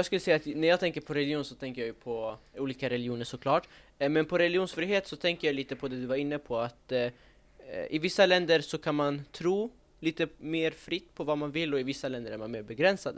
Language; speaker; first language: Swedish; native; Swedish